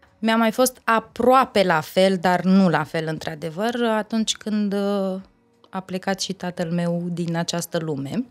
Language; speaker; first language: Romanian; native; Romanian